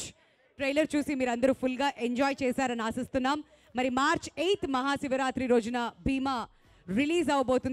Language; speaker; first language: Telugu; native; Telugu